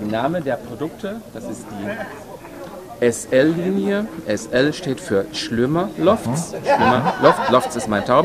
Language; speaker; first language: German; native; German